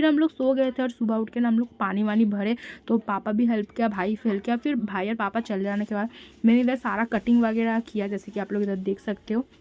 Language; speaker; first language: Hindi; non-native, local second language; Bangla